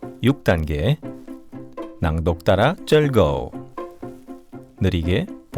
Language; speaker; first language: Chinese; non-native, fluent; Korean